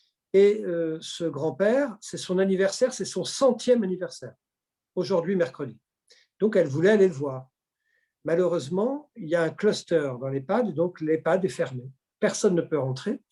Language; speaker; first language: French; native; French